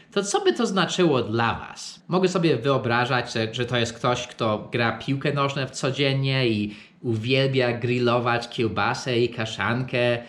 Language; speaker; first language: Polish; non-native, fluent; English